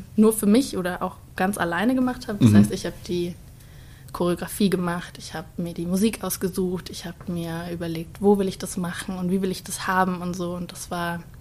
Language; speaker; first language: German; native; German